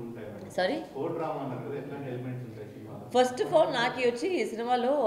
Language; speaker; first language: Telugu; non-native, learner; Tamil